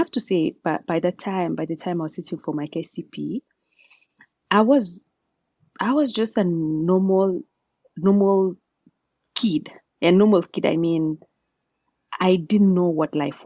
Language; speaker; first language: English; non-native, local second language; Kalenjin